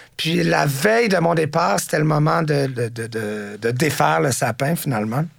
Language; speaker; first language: French; native; French